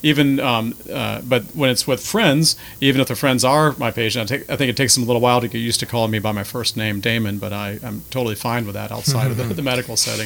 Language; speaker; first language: English; native; English